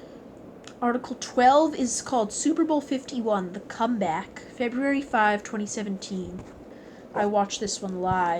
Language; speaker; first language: English; native; English